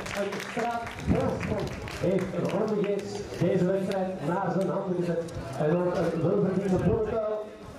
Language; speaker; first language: Dutch; native; Dutch